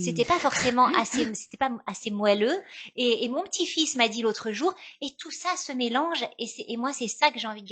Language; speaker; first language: French; native; French